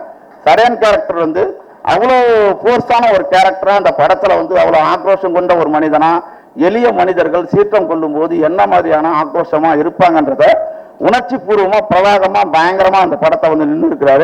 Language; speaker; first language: Tamil; native; Tamil